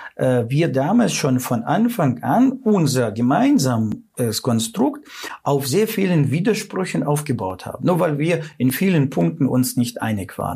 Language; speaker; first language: German; non-native, fluent; Russian